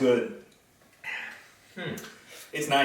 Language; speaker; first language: English; native; English